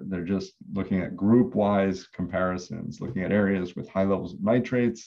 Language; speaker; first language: English; native; English